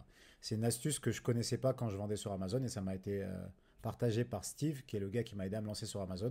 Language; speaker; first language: French; native; French